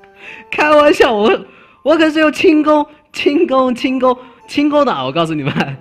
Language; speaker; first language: Chinese; native; Chinese